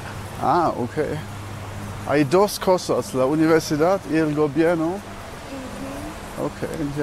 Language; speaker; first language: Spanish; non-native, learner; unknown